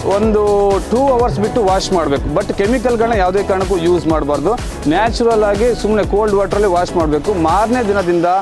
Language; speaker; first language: Kannada; native; Kannada